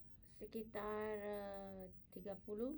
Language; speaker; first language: Indonesian; non-native, learner; English